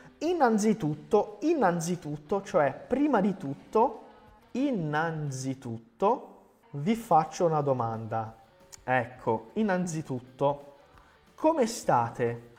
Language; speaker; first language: Italian; non-native, fluent; Portuguese